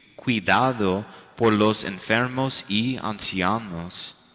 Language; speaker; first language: Spanish; non-native, fluent; English